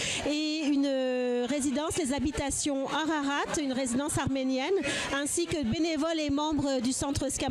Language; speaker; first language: French; native; French